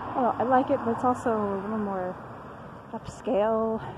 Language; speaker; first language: English; native; English